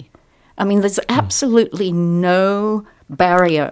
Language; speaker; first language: English; native; English